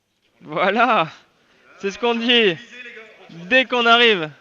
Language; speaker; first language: French; native; French